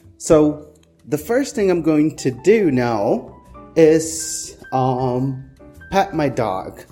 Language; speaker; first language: English; non-native, fluent; Portuguese